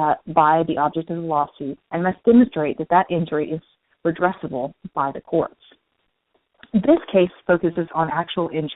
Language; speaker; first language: English; native; English